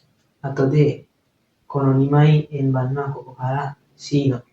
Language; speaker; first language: Japanese; non-native, learner; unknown